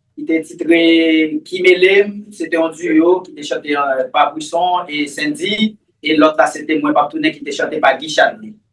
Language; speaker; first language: Haitian Creole; native; Haitian Creole